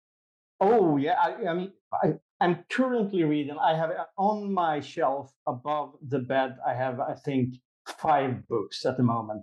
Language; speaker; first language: English; non-native, fluent; Swedish